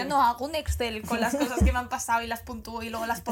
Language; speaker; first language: Spanish; native; Spanish